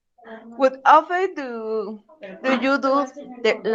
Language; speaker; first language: English; non-native, learner; Spanish